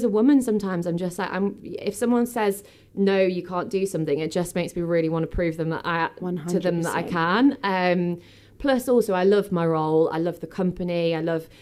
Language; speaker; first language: English; native; English